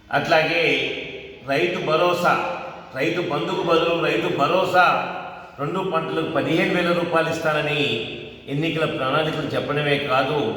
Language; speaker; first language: Telugu; native; Telugu